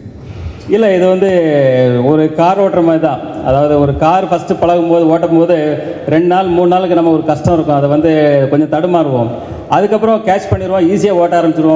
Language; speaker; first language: Tamil; native; Tamil